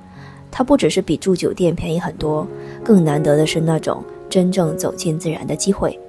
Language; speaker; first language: Chinese; native; Chinese